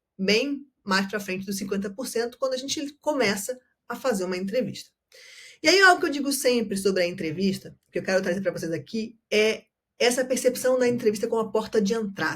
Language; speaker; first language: Portuguese; native; Portuguese